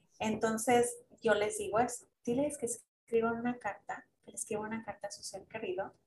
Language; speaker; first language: Spanish; native; Spanish